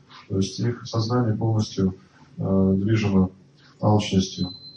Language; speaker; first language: Russian; native; Russian